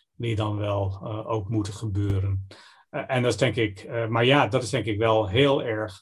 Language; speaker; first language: Dutch; non-native, fluent; English